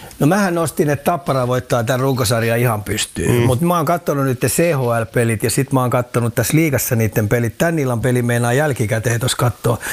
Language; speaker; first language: Finnish; native; Finnish